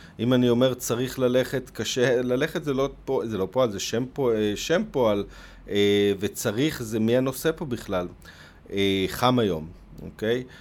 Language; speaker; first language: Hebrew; native; Hebrew